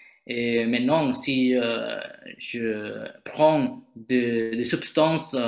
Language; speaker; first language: French; non-native, learner; Vietnamese